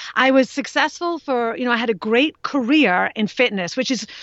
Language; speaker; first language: English; native; English